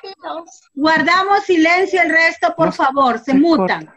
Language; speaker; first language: Spanish; native; Spanish